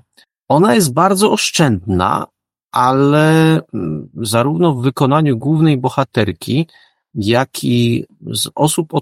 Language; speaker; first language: Polish; native; Polish